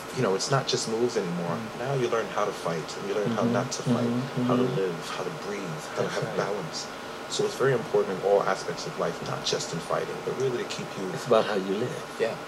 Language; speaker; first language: English; native; English